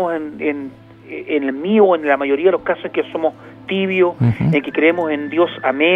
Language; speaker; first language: Spanish; native; Spanish